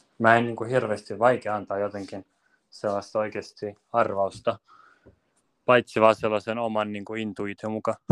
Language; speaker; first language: Finnish; early bilingual, other home language; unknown